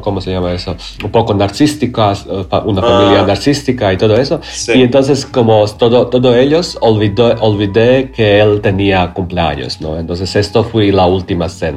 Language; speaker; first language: Spanish; non-native, learner; Croatian